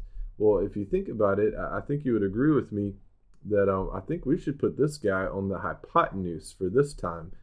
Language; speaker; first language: English; native; English